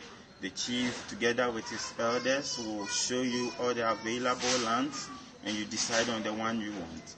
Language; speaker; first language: English; non-native, local second language; Akan